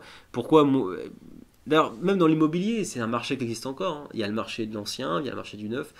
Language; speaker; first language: French; native; French